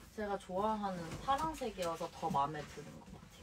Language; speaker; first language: Korean; early bilingual, heritage; Korean